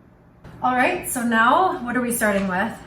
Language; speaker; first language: English; native; English